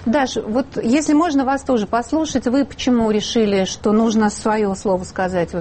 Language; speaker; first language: Russian; native; Russian